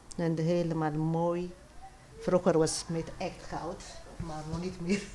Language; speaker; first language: Dutch; non-native, learner; Amharic